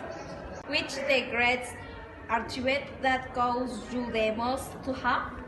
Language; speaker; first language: English; non-native, learner; Spanish